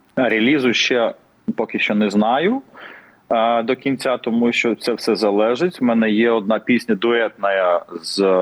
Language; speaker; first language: Ukrainian; non-native, fluent; Russian